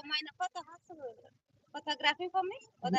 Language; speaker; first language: German; non-native, learner; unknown